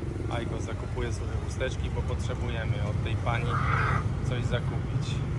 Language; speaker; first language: Polish; native; Polish